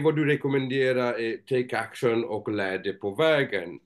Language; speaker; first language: Swedish; non-native, fluent; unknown